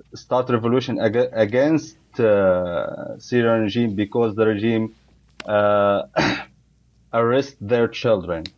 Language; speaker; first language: English; non-native, learner; Arabic